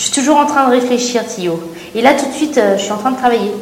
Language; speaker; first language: French; native; French